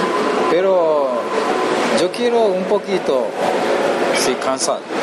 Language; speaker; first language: Spanish; non-native, learner; Japanese